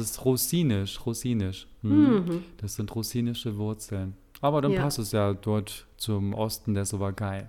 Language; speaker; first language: German; native; German